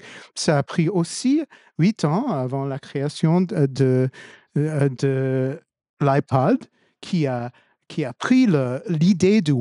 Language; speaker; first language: French; non-native, fluent; English